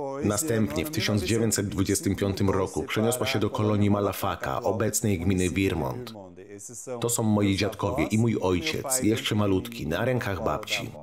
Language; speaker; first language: Polish; native; Polish